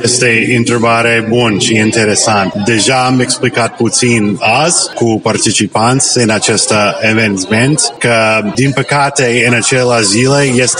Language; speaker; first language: Romanian; non-native, learner; English